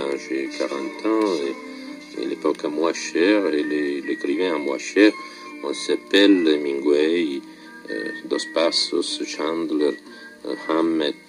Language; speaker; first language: French; non-native, fluent; Italian